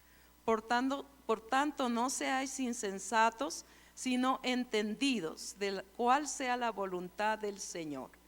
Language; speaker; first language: Spanish; native; Spanish